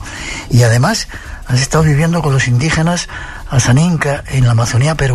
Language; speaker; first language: Spanish; native; Spanish